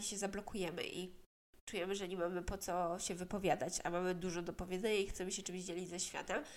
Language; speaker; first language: Polish; native; Polish